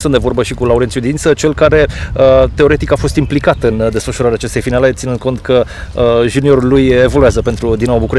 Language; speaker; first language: Romanian; native; Romanian